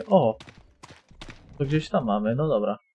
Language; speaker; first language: Polish; native; Polish